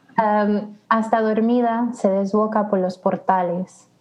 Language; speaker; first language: Spanish; early bilingual, other home language; English